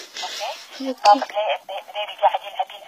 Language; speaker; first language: Arabic; native; Arabic